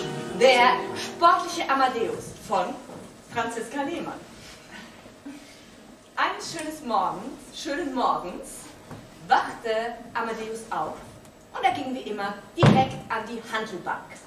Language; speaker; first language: German; native; German